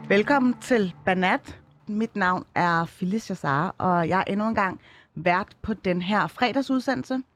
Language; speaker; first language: Danish; early bilingual, other home language; Arabic